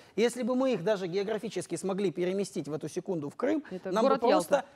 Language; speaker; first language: Russian; native; Russian